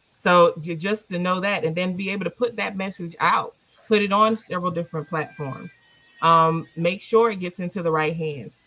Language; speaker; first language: English; native; English